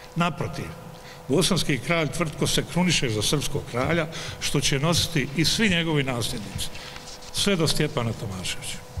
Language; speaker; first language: Bosnian; native; Bosnian